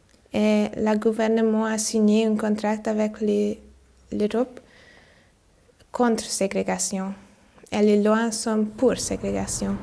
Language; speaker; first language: French; non-native, learner; Hungarian